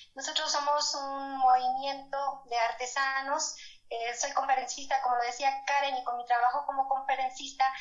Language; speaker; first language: Spanish; native; Spanish